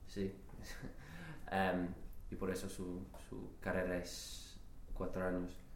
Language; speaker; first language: Spanish; non-native, learner; English